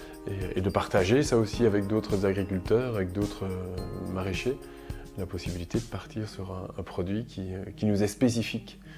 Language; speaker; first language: French; native; French